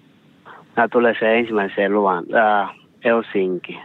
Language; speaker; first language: Finnish; non-native, learner; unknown